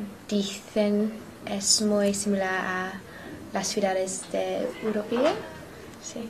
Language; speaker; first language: Spanish; non-native, learner; English